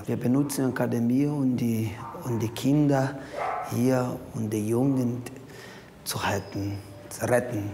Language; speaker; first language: German; non-native, learner; Portuguese